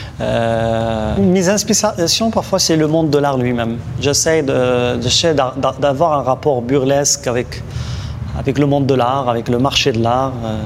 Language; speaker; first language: French; non-native, local second language; Arabic